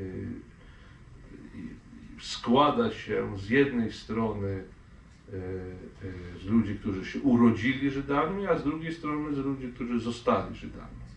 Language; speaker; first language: Polish; non-native, fluent; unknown